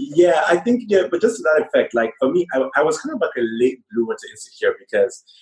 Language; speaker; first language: English; non-native, local second language; Yoruba